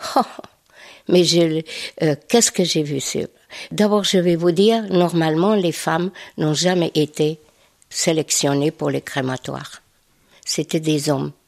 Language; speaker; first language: French; non-native, fluent; Hungarian